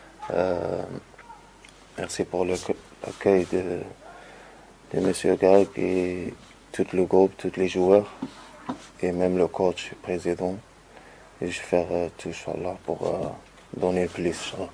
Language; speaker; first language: French; non-native, learner; Arabic